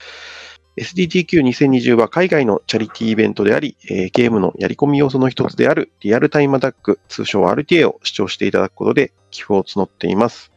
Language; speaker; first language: Japanese; native; Japanese